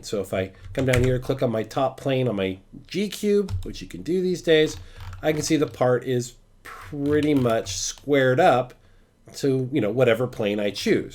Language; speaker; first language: English; native; English